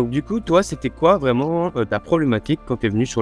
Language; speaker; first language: French; native; French